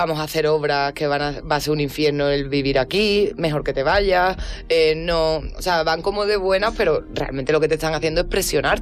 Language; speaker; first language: Spanish; native; Spanish